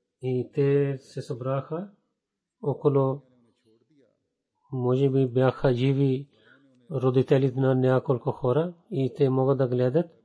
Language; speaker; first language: Bulgarian; non-native, learner; Urdu